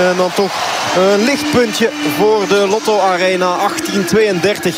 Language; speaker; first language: Dutch; native; Dutch